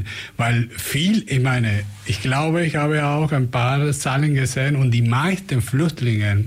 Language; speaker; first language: German; non-native, fluent; Spanish